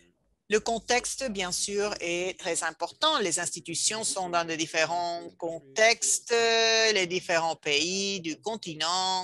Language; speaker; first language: French; non-native, fluent; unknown